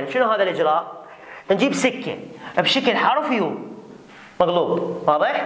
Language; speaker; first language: Arabic; native; Arabic